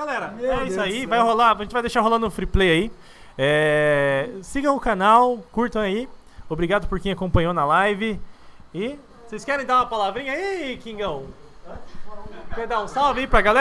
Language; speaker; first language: Portuguese; native; Portuguese